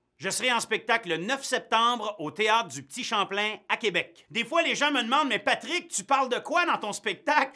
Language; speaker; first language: French; native; French